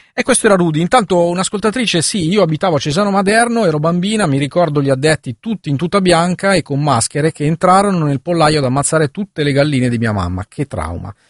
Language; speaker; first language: Italian; native; Italian